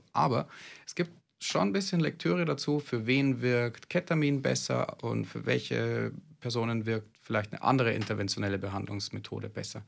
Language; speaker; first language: German; native; German